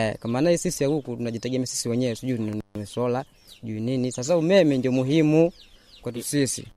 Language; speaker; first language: Swahili; non-native, local second language; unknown